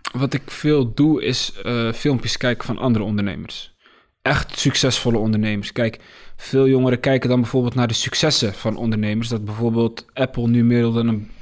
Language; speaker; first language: Dutch; early bilingual, other home language; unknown